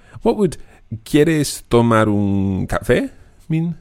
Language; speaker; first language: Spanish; non-native, fluent; English